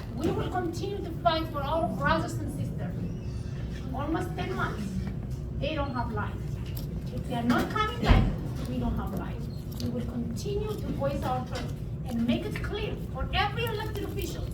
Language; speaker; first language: English; non-native, local second language; Hebrew